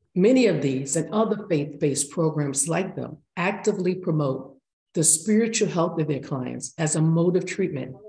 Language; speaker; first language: English; native; English